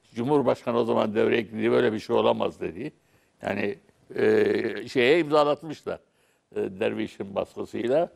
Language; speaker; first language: Turkish; non-native, local second language; Arabic